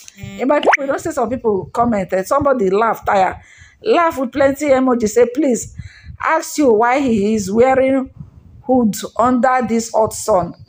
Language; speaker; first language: Nigerian Pidgin; non-native, local second language; Igbo